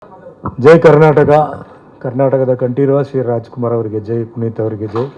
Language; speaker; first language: Kannada; non-native, fluent; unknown